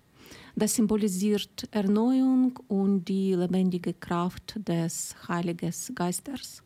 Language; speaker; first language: German; non-native, learner; Ukrainian